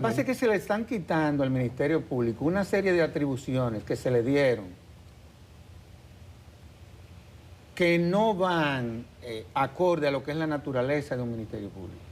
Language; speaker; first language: Spanish; native; Spanish